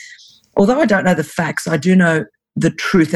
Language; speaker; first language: English; non-native, local second language; Greek